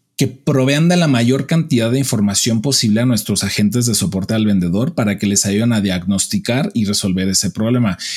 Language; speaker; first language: Spanish; native; Spanish